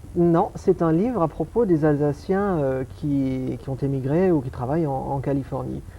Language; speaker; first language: French; non-native, local second language; Swiss German